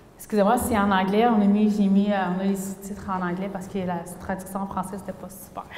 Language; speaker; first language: French; early bilingual, other home language; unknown